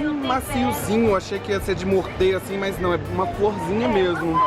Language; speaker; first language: Portuguese; native; Portuguese